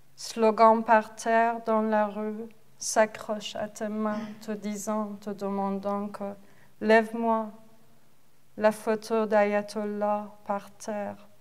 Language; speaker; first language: French; non-native, fluent; Persian